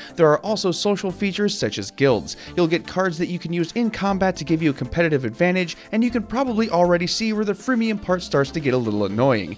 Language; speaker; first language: English; native; English